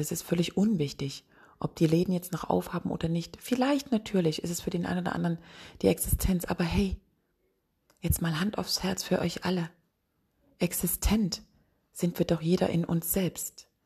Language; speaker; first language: German; native; German